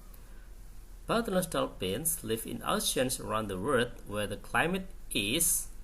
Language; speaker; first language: English; non-native, fluent; Indonesian